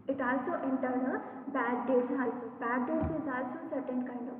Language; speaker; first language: English; non-native, local second language; Kannada